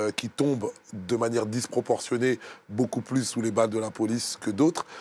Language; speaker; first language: French; native; French